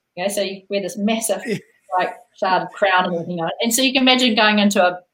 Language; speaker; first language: English; native; English